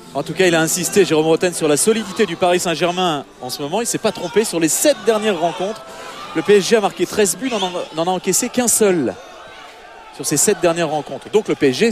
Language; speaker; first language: French; native; French